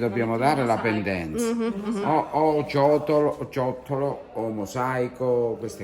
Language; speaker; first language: Italian; native; Italian